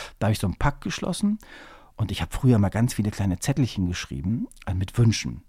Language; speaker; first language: German; native; German